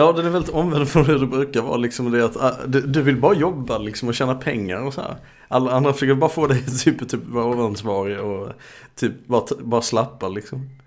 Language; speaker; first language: Swedish; native; Swedish